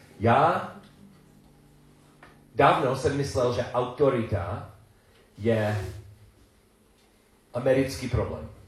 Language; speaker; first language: Czech; non-native, learner; English